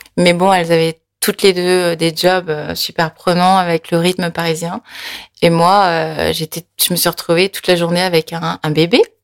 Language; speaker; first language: French; early bilingual, other home language; Korean